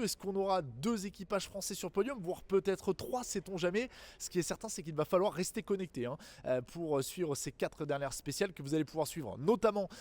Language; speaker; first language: French; native; French